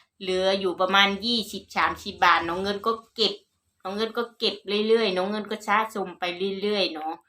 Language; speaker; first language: Thai; non-native, local second language; Northeastern Thai